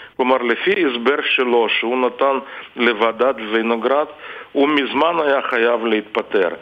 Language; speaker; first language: Hebrew; non-native, fluent; Russian